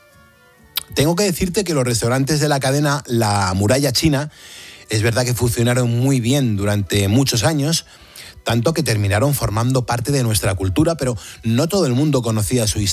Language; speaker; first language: Spanish; native; Spanish